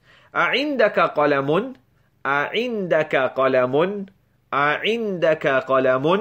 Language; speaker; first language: Arabic; non-native, fluent; English